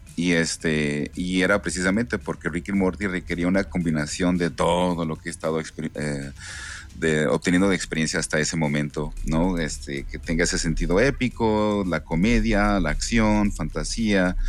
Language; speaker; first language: Spanish; native; Spanish